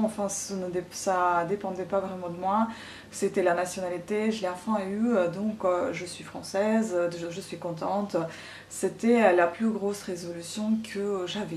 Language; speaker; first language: French; non-native, fluent; Russian